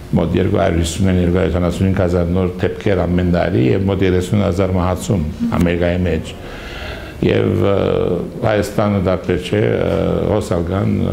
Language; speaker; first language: Armenian; early bilingual, heritage; Armenian